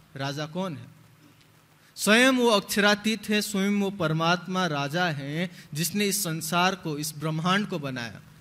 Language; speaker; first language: Hindi; native; Hindi